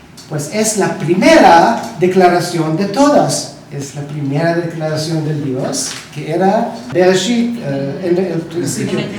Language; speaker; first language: Spanish; non-native, learner; Hebrew